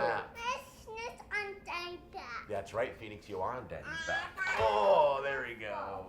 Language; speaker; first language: English; native; English